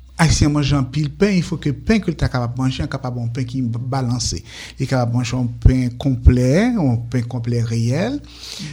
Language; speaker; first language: French; non-native, local second language; Haitian Creole